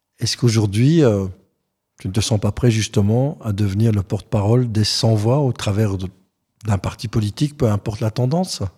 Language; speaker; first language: French; native; French